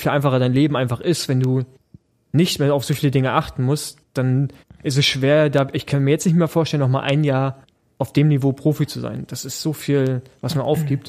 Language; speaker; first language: German; native; German